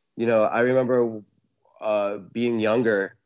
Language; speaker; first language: English; native; English